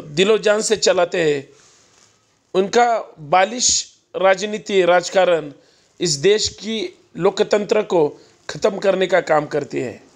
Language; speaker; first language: Hindi; non-native, local second language; Marathi